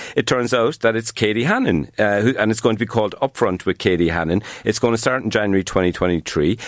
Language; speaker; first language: English; native; English